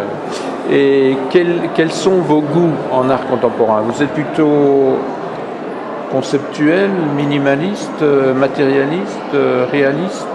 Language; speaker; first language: French; native; French